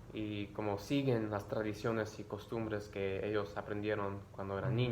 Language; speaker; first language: Spanish; early bilingual, other home language; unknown